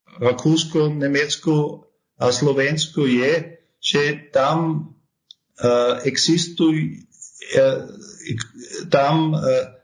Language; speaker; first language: Slovak; non-native, learner; German